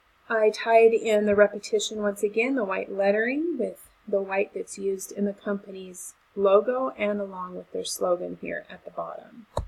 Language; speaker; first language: English; native; English